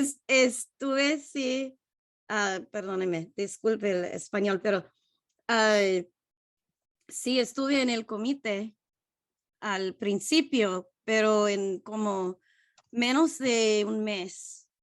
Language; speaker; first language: Spanish; non-native, learner; English